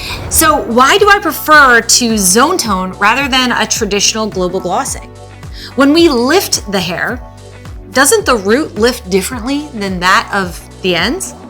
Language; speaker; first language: English; native; English